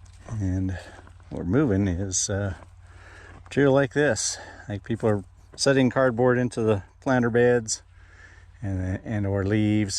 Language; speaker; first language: English; native; English